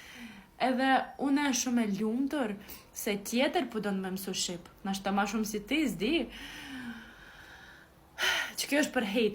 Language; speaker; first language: Albanian; non-native, learner; Ukrainian